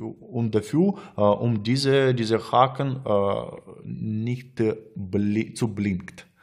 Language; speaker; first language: German; non-native, learner; Russian